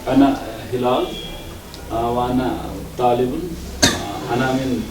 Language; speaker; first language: Arabic; non-native, learner; Kashmiri